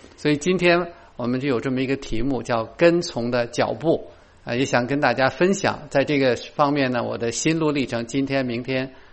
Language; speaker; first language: Chinese; native; Chinese